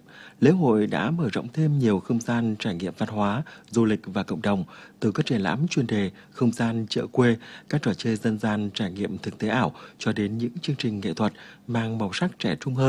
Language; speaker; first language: Vietnamese; native; Vietnamese